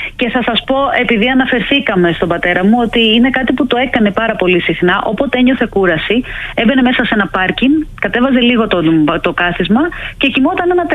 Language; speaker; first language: Greek; native; Greek